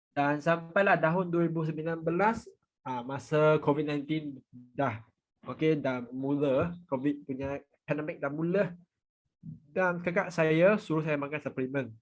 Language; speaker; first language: Malay; non-native, fluent; Vietnamese